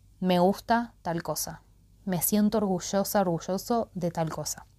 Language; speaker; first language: Spanish; native; Spanish